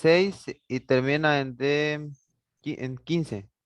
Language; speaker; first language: Spanish; native; Spanish